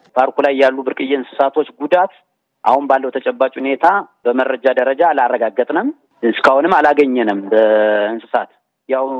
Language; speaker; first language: Amharic; native; Amharic